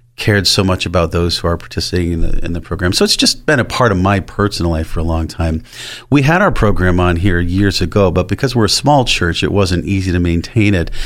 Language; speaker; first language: English; native; English